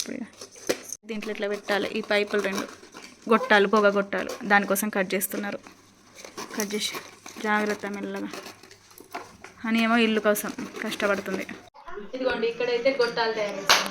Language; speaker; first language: Telugu; native; Telugu